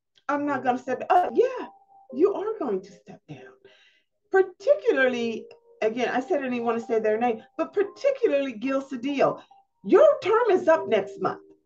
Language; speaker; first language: English; native; English